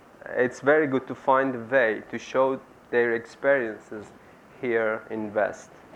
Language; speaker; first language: English; non-native, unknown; Persian